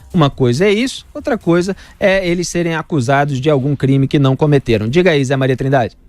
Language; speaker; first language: Portuguese; native; Portuguese